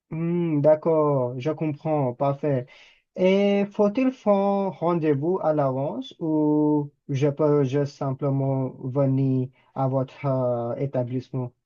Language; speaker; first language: French; non-native, fluent; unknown